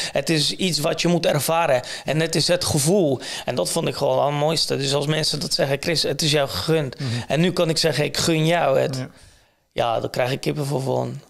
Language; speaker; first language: Dutch; non-native, fluent; Polish